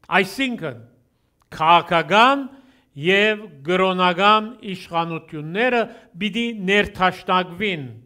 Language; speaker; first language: Armenian; early bilingual, heritage; Armenian